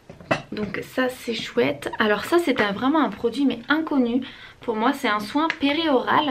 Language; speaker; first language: French; native; French